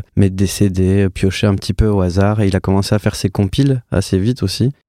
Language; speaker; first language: French; native; French